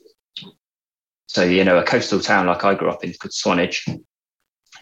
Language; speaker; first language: English; native; English